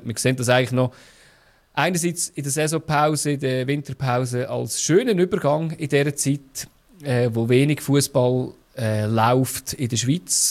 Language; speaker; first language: German; native; German